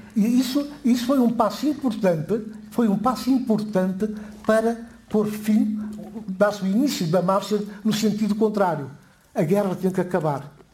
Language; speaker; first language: Portuguese; non-native, local second language; Upper Guinea Crioulo